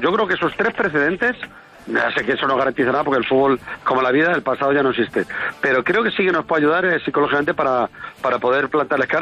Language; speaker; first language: Spanish; native; Spanish